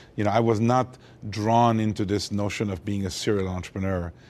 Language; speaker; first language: English; early bilingual, other home language; Armenian